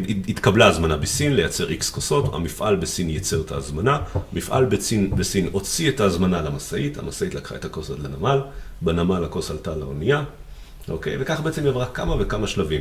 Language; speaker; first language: Hebrew; native; Hebrew